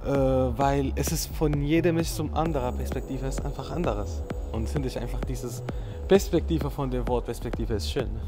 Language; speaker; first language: German; non-native, fluent; Arabic